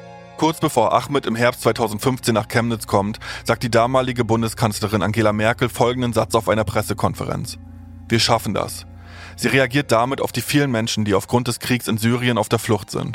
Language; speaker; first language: German; native; German